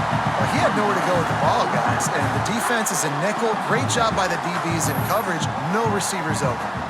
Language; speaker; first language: English; native; English